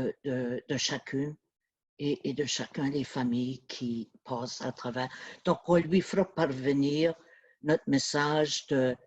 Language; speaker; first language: French; native; French